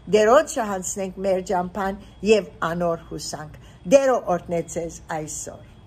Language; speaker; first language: Armenian; early bilingual, heritage; Armenian